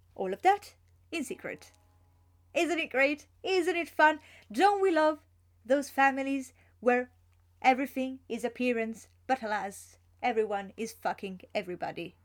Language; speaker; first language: English; non-native, fluent; Italian